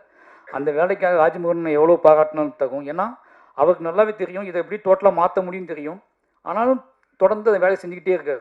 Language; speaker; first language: Tamil; native; Tamil